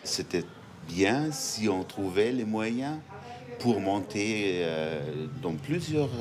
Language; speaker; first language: French; non-native, fluent; German